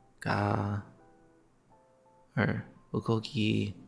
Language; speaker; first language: Korean; non-native, learner; English